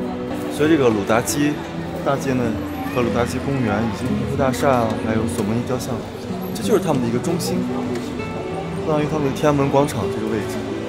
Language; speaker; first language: Chinese; native; Chinese